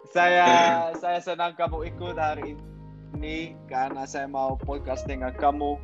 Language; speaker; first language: Malay; non-native, learner; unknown